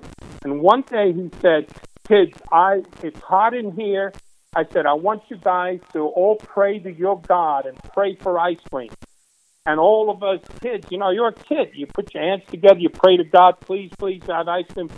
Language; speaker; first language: English; early bilingual, other home language; Spanish